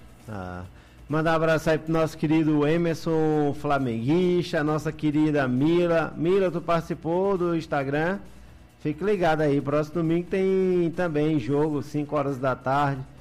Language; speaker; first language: Portuguese; native; Portuguese